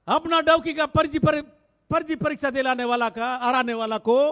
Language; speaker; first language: Hindi; native; Hindi